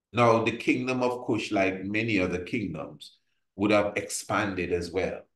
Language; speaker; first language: English; native; English